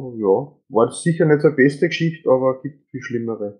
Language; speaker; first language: German; native; German